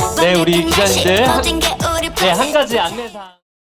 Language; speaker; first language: Korean; native; Korean